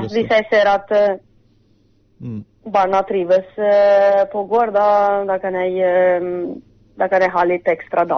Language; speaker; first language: Norwegian; non-native, fluent; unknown